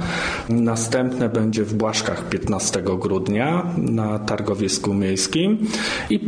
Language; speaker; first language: Polish; native; Polish